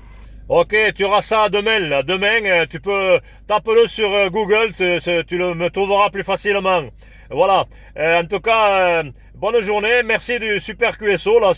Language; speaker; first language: French; native; French